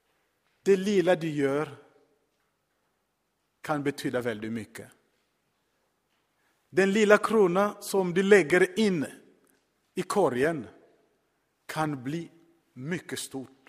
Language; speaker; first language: Swedish; non-native, fluent; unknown